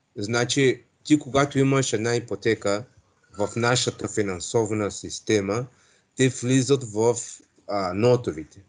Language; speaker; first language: Bulgarian; non-native, learner; English